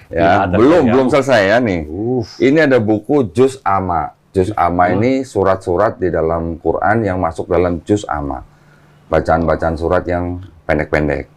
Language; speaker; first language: Indonesian; native; Indonesian